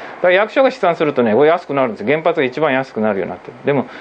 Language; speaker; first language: Japanese; native; Japanese